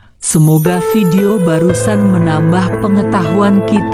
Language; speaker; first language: Indonesian; native; Indonesian